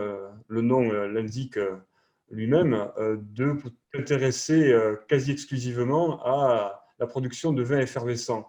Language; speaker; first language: French; native; French